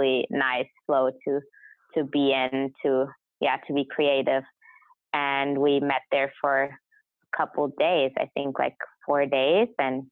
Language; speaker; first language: English; non-native, fluent; German